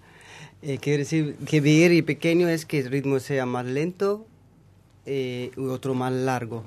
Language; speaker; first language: Spanish; non-native, fluent; Arabic